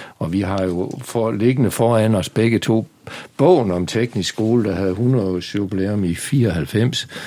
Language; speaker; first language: Danish; native; Danish